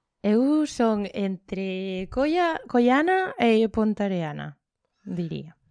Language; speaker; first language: Galician; non-native, local second language; Spanish